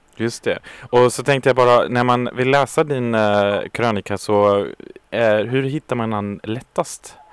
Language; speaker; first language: Swedish; non-native, fluent; German